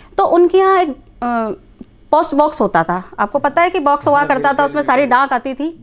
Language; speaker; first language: Hindi; non-native, local second language; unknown